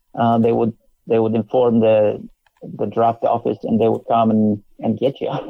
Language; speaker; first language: English; non-native, fluent; Polish